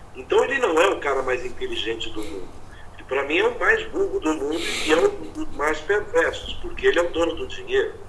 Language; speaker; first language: Portuguese; native; Portuguese